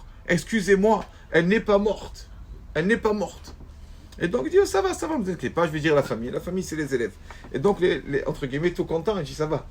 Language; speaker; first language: French; native; French